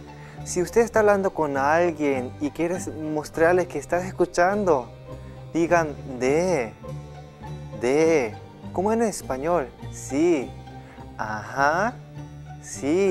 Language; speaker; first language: Spanish; non-native, fluent; Korean